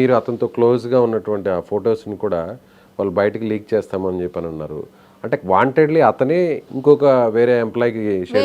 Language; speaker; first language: Telugu; native; Telugu